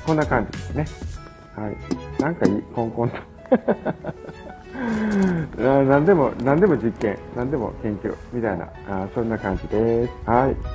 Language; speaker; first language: Japanese; native; Japanese